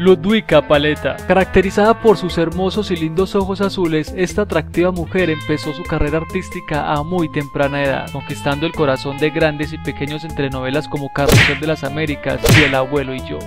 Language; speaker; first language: Spanish; native; Spanish